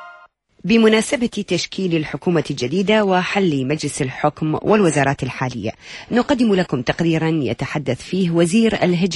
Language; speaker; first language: Arabic; native; Arabic